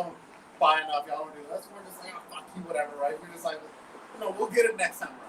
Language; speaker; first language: English; native; English